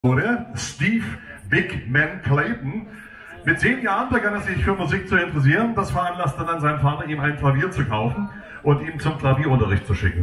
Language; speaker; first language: German; native; German